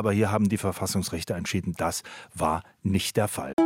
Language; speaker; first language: German; native; German